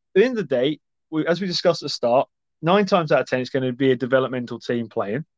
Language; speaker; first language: English; native; English